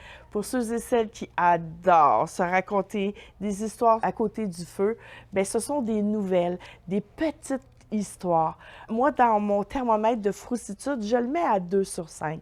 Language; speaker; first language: French; native; French